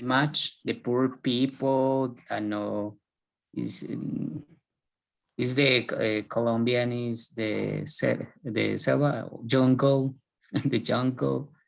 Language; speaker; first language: English; non-native, learner; Spanish